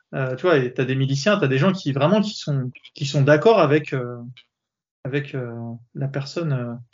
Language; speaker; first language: French; native; French